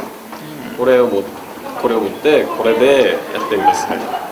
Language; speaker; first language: Japanese; non-native, fluent; Korean